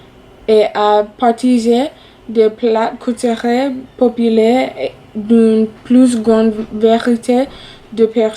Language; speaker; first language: French; non-native, fluent; English